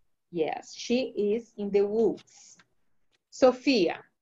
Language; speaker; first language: English; non-native, fluent; Portuguese